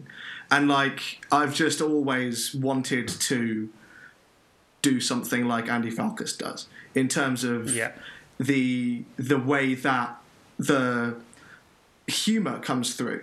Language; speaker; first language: English; native; English